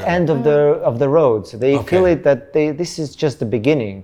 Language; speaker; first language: English; non-native, fluent; Russian